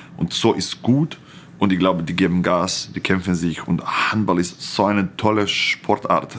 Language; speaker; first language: German; non-native, fluent; Croatian